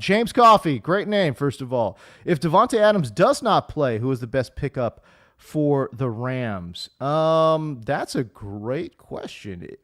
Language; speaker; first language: English; native; English